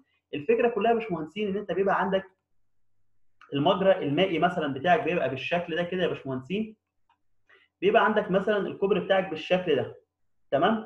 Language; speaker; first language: Arabic; native; Arabic